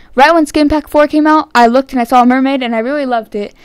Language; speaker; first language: English; native; English